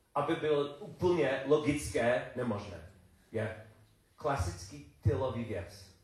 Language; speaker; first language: Czech; non-native, learner; English